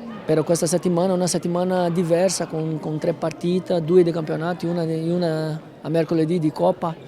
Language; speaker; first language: Italian; non-native, fluent; Spanish